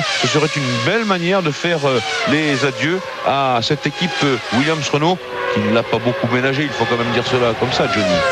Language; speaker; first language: French; native; French